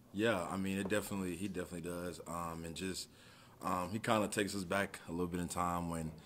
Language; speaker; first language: English; native; English